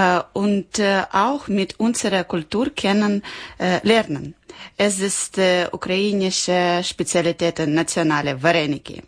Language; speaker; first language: German; non-native, learner; Ukrainian